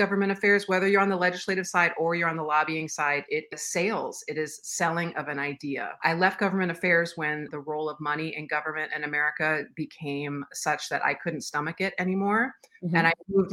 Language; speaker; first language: English; native; English